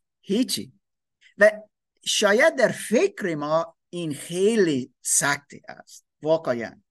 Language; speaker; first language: Persian; non-native, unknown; German